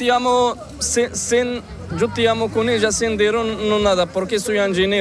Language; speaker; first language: Spanish; non-native, learner; Arabic